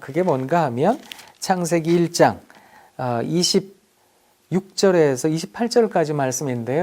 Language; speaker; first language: Korean; native; Korean